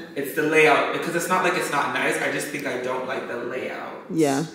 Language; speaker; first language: English; native; English